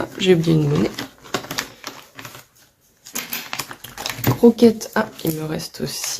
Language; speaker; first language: French; native; French